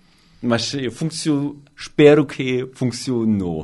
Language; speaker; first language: Portuguese; non-native, learner; German